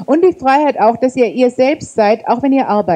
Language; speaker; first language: German; native; German